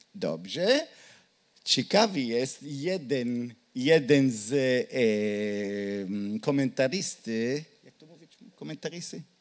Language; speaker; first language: Polish; non-native, learner; Hebrew